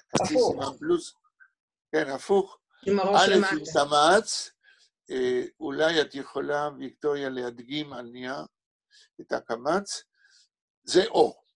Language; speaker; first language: Hebrew; native; Hebrew